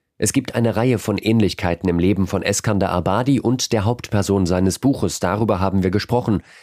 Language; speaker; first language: German; native; German